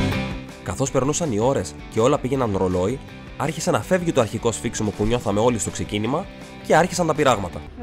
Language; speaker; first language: Greek; native; Greek